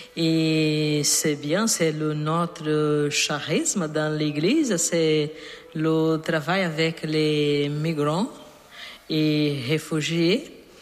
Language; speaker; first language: French; non-native, learner; Portuguese